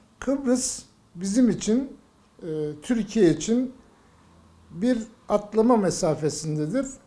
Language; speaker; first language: Turkish; native; Turkish